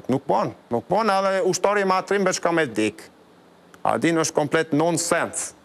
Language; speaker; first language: Albanian; non-native, fluent; German